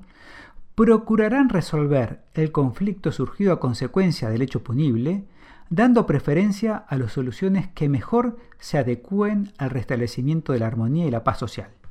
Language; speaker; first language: Spanish; native; Spanish